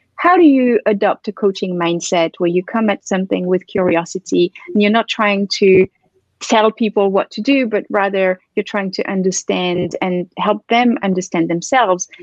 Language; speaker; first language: English; non-native, fluent; French